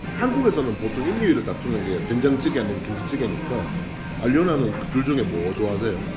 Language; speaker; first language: Korean; native; Korean